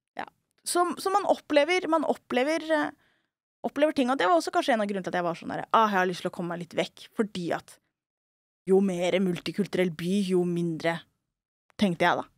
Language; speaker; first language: Norwegian; early bilingual, other home language; Somali